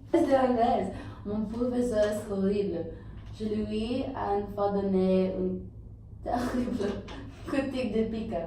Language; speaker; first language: French; non-native, learner; English